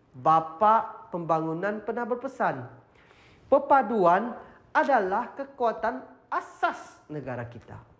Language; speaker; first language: Malay; non-native, local second language; Iban